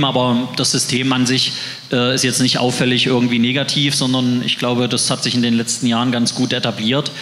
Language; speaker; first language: German; native; German